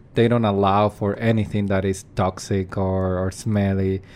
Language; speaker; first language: English; non-native, fluent; Spanish